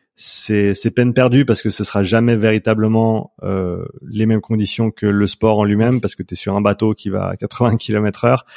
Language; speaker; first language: French; native; French